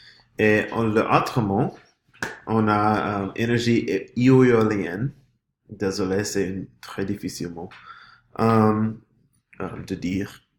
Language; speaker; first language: French; non-native, learner; English